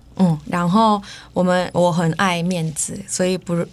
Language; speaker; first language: Chinese; non-native, fluent; Korean